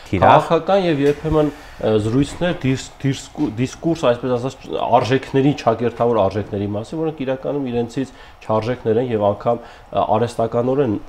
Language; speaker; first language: Armenian; native; Armenian